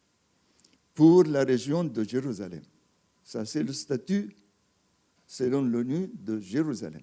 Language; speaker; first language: French; non-native, fluent; Arabic